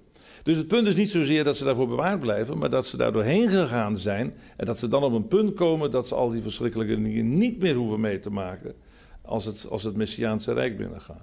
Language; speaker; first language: Dutch; native; Dutch